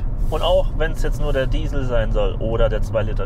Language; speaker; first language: German; native; German